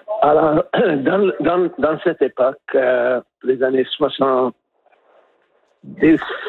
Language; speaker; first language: French; non-native, learner; English